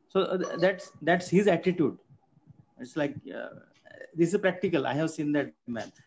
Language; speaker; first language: English; non-native, local second language; Marathi